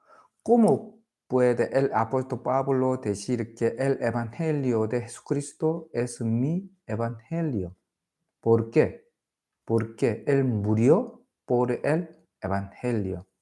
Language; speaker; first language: Spanish; non-native, learner; Korean